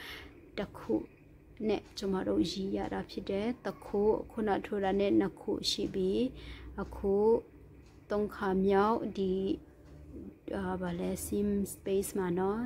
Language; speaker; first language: Burmese; non-native, local second language; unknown